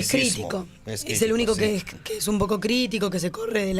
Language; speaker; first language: Spanish; native; Spanish